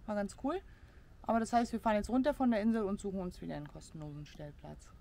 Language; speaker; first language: German; native; German